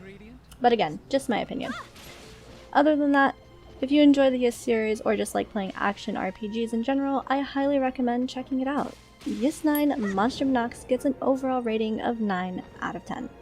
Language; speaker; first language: English; native; English